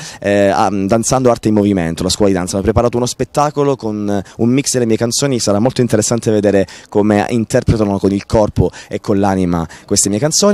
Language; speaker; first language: Italian; native; Italian